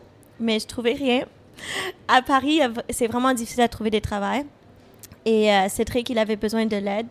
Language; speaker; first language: French; non-native, fluent; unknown